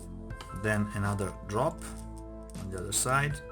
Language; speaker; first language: English; non-native, fluent; Italian